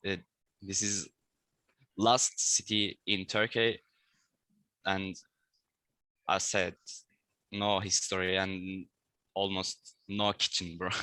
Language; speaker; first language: English; non-native, learner; Turkish